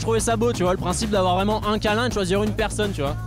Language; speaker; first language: French; native; French